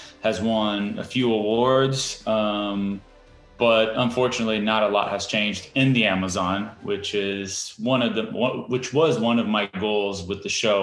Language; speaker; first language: English; non-native, fluent; Portuguese